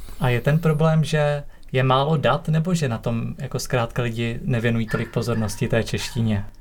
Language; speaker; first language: Czech; native; Czech